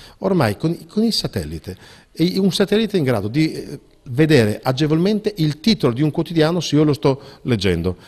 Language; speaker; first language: Italian; native; Italian